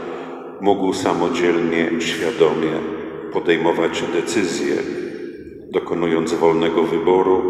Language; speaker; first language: Polish; native; Polish